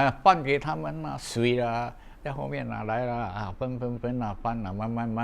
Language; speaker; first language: Chinese; native; Chinese